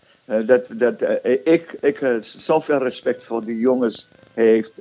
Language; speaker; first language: Dutch; non-native, fluent; Portuguese